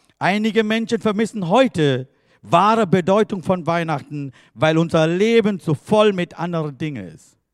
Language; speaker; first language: German; non-native, fluent; Tamil